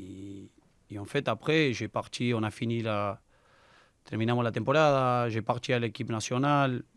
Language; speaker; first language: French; non-native, learner; Spanish